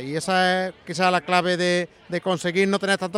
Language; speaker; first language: Spanish; native; Spanish